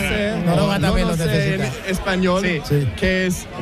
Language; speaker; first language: Spanish; non-native, learner; English